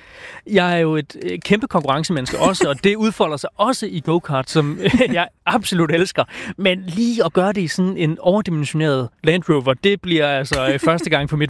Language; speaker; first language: Danish; native; Danish